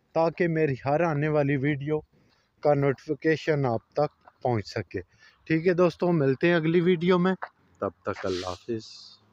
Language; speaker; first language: Urdu; non-native, local second language; Punjabi